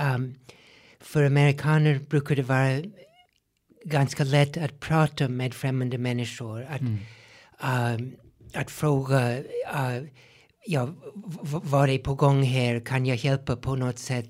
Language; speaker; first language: Swedish; non-native, fluent; English